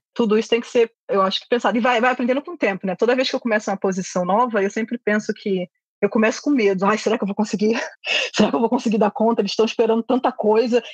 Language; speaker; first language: Portuguese; native; Portuguese